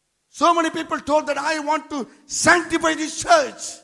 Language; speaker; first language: English; non-native, local second language; Tamil